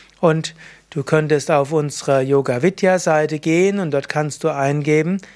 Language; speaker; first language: German; native; German